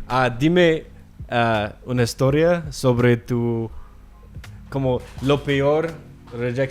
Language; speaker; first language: Spanish; non-native, learner; English